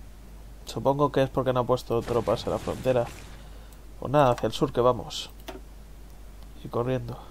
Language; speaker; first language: Spanish; native; Spanish